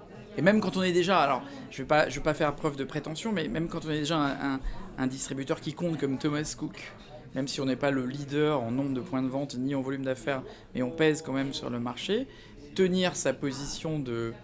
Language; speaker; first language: French; native; French